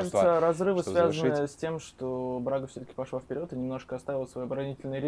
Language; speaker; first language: Russian; native; Russian